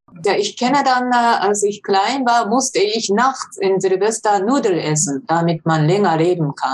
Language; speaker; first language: German; non-native, fluent; Japanese